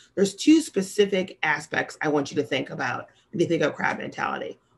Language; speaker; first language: English; native; English